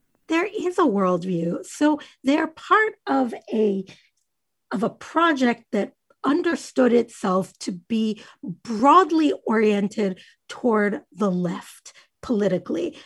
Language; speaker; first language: English; native; English